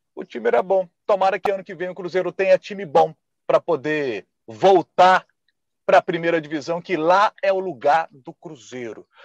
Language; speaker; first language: Portuguese; native; Portuguese